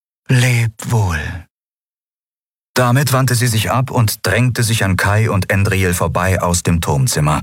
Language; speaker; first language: German; native; German